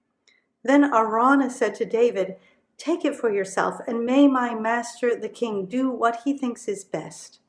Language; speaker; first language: English; native; English